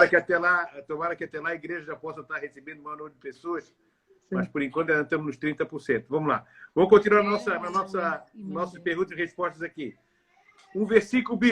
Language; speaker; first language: Portuguese; native; Portuguese